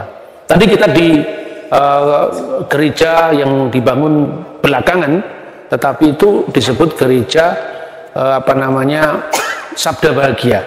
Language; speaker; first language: Indonesian; native; Indonesian